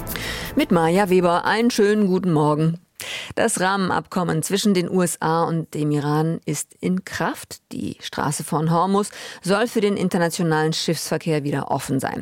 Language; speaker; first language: German; native; German